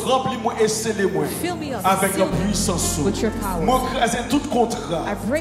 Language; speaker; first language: French; non-native, local second language; Haitian Creole